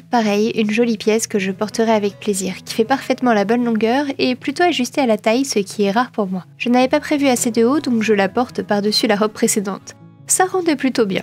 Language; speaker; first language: French; native; French